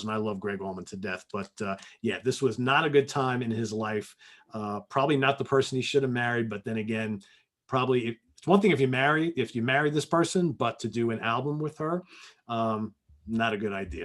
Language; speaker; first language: English; native; English